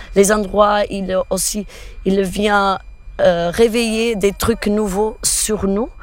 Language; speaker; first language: French; non-native, fluent; Portuguese